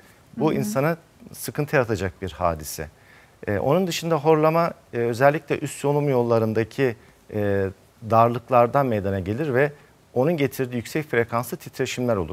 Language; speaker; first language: Turkish; native; Turkish